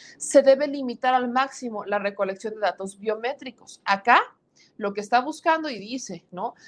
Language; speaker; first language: Spanish; native; Spanish